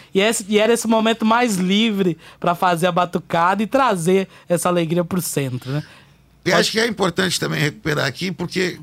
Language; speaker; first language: Portuguese; native; Portuguese